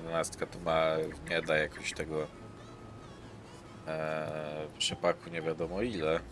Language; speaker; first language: Polish; native; Polish